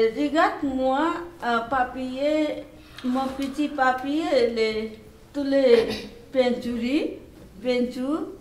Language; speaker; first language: French; non-native, learner; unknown